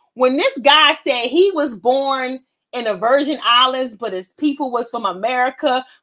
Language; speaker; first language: English; native; English